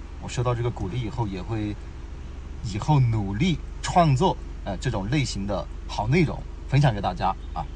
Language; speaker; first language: Chinese; native; Chinese